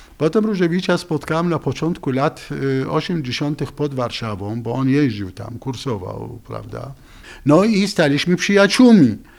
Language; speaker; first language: Polish; non-native, fluent; Arabic